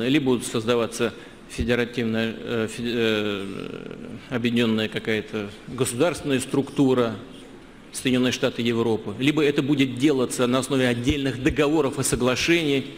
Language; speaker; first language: Russian; native; Russian